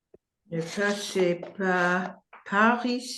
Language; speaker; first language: French; non-native, learner; English